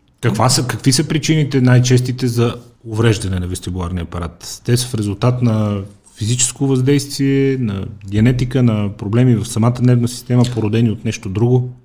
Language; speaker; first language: Bulgarian; native; Bulgarian